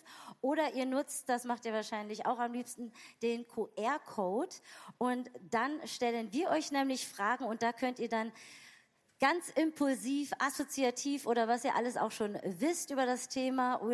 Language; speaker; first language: German; native; German